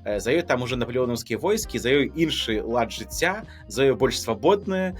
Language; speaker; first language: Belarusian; non-native, local second language; Russian